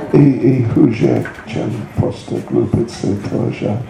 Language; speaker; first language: Russian; non-native, learner; English